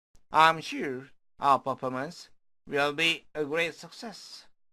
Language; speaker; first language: English; non-native, fluent; Korean